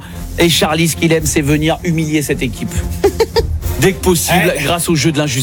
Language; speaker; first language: French; native; French